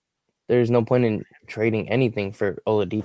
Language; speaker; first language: English; native; English